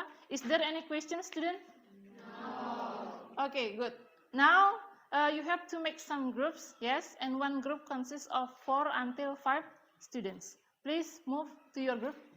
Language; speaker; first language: English; non-native, learner; Indonesian